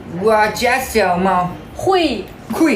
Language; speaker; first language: Chinese; non-native, learner; Thai